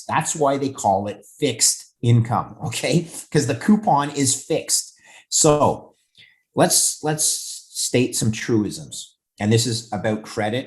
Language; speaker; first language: English; native; English